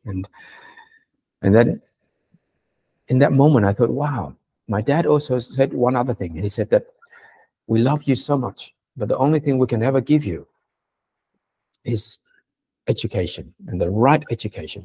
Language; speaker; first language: English; early bilingual, other home language; Vietnamese